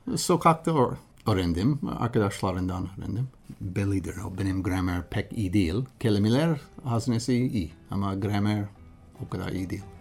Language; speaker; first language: Turkish; non-native, learner; English